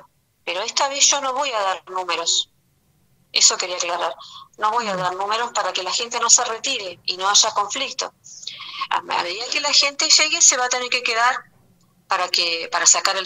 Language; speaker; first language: Spanish; native; Spanish